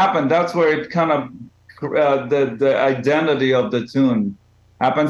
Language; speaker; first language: English; non-native, fluent; Hebrew